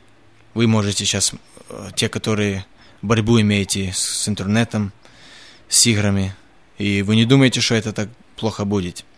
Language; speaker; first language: Russian; early bilingual, heritage; Russian